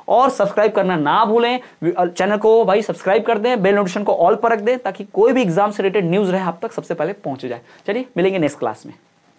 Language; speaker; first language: Hindi; native; Hindi